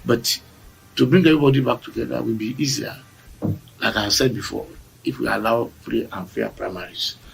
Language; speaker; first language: English; non-native, local second language; Yoruba